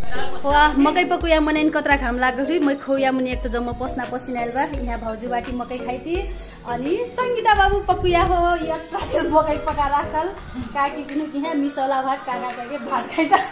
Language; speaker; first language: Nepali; non-native, local second language; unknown